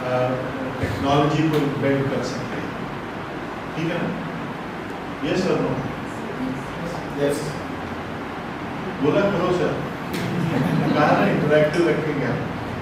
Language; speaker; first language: Hindi; native; Hindi